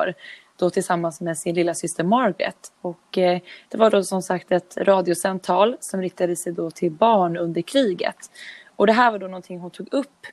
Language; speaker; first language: Swedish; native; Swedish